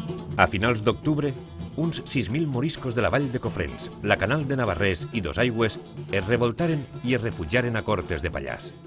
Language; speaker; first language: Catalan; native; Catalan